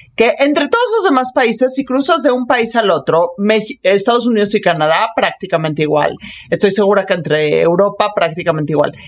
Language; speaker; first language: Spanish; native; Spanish